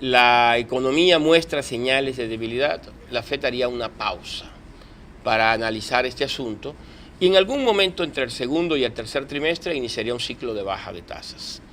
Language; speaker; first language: Spanish; native; Spanish